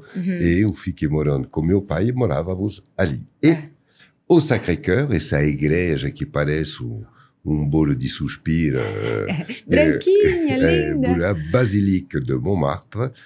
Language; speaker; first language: Portuguese; non-native, fluent; French